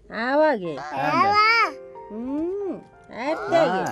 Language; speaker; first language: Korean; non-native, learner; Mongolian